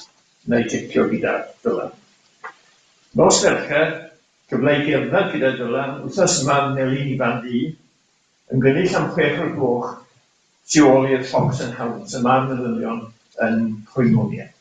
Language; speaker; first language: Welsh; native; Welsh